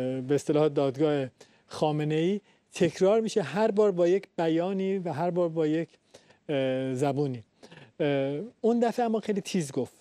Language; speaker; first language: Persian; native; Persian